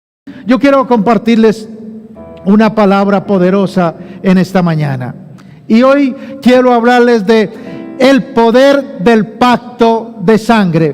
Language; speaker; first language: Spanish; native; Spanish